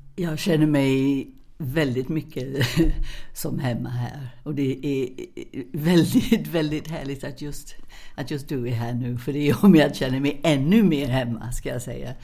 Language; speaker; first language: Swedish; non-native, fluent; English